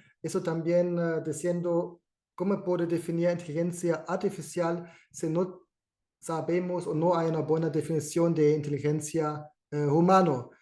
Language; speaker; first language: Spanish; non-native, fluent; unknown